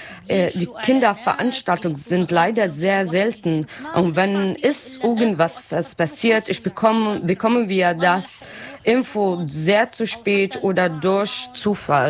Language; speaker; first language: German; non-native, learner; Arabic